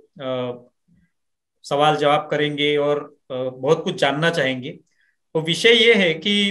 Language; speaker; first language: Hindi; non-native, local second language; Marathi